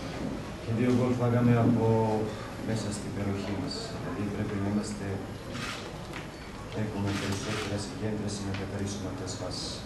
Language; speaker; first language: Greek; non-native, fluent; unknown